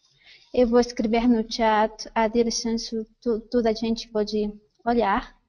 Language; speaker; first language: Portuguese; non-native, fluent; Spanish